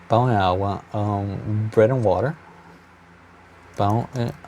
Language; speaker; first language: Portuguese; non-native, learner; English